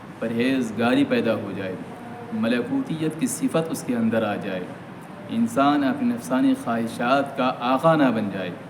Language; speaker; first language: Urdu; native; Urdu